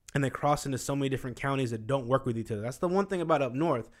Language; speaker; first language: English; native; English